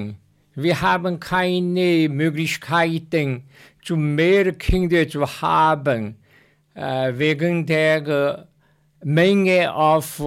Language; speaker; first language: German; non-native, learner; Chinese